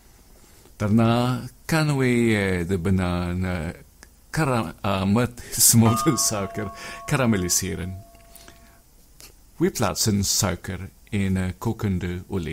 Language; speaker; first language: Dutch; non-native, learner; Filipino